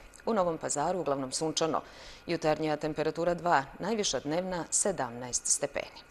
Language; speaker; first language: Serbian; native; Serbian